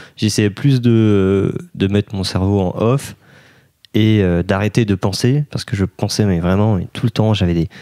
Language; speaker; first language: French; native; French